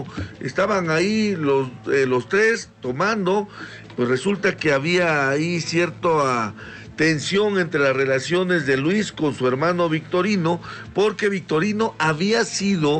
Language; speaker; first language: Spanish; native; Spanish